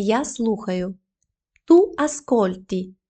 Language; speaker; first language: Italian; non-native, fluent; Ukrainian